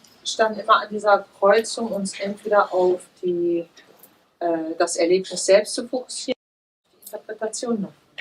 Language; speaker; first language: German; native; German